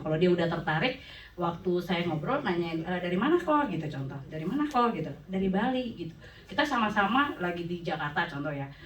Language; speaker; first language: Indonesian; native; Indonesian